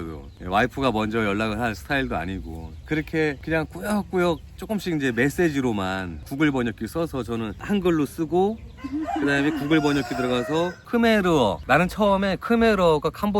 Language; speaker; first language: Korean; native; Korean